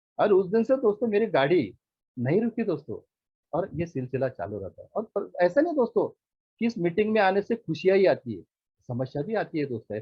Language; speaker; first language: Hindi; non-native, local second language; Marathi